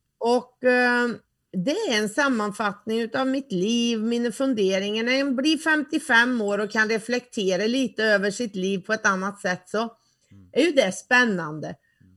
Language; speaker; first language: Swedish; native; Swedish